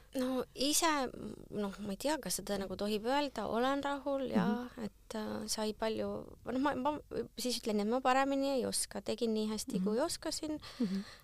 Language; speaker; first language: Estonian; native; Estonian